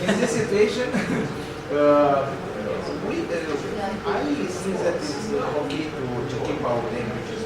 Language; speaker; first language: English; non-native, learner; Romanian